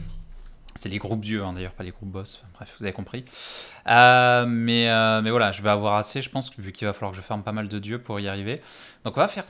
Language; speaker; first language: French; native; French